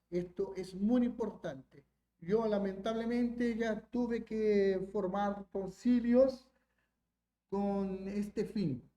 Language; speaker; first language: Spanish; non-native, fluent; Portuguese